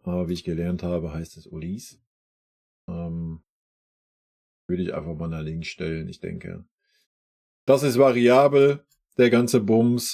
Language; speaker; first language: German; native; German